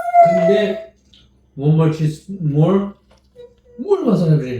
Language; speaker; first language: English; non-native, learner; Korean